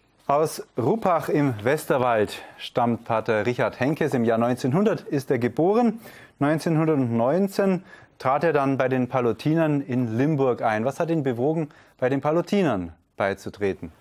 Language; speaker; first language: German; native; German